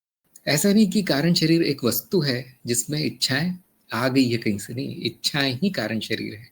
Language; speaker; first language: Hindi; native; Hindi